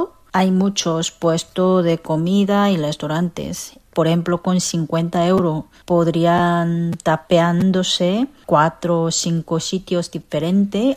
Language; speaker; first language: Spanish; non-native, fluent; Korean